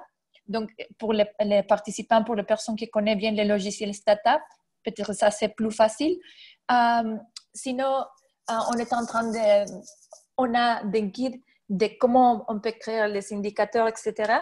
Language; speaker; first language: French; non-native, fluent; Spanish